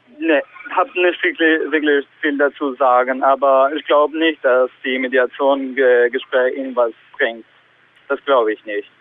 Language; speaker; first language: German; non-native, learner; Kurdish